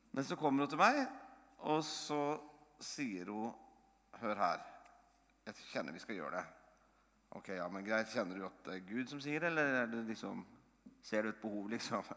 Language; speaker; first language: Norwegian; native; Norwegian